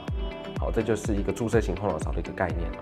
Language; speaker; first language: Chinese; native; Chinese